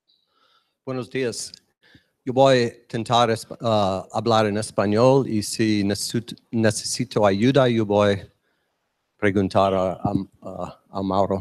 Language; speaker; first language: Spanish; non-native, learner; English